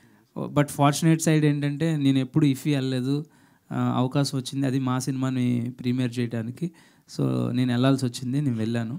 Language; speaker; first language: Telugu; native; Telugu